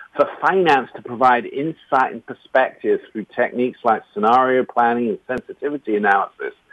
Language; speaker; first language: English; native; English